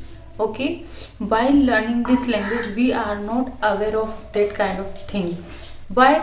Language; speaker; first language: English; non-native, learner; Hindi